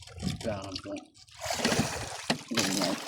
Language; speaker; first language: Filipino; non-native, local second language; Cebuano